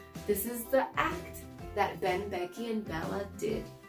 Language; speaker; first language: English; non-native, fluent; Spanish